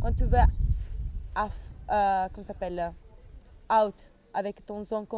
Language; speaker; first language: French; non-native, learner; Italian